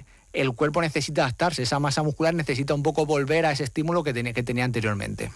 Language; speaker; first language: Spanish; native; Spanish